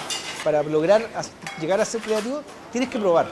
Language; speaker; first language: Spanish; native; Spanish